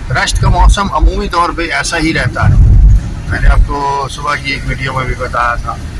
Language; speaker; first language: Urdu; native; Urdu